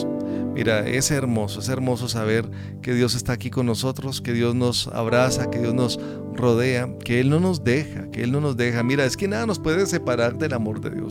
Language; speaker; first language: Spanish; native; Spanish